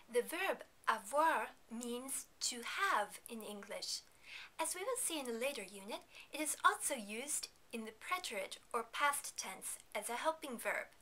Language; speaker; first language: English; native; English